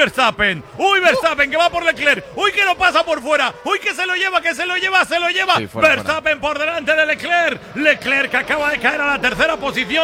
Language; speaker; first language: Spanish; native; Spanish